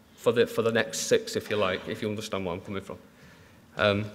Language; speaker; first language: English; native; English